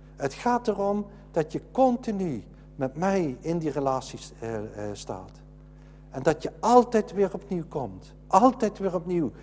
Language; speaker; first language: Dutch; native; Dutch